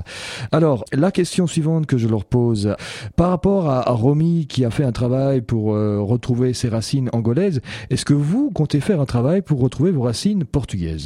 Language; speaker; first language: French; native; French